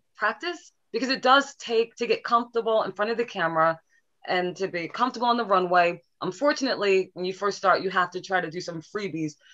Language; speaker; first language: English; native; English